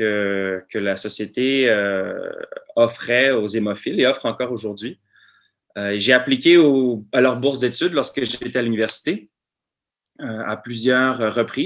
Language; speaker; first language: French; native; French